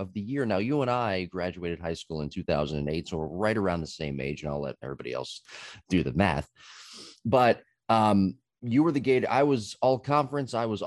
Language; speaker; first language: English; native; English